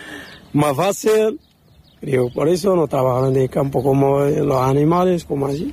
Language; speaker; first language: Spanish; non-native, learner; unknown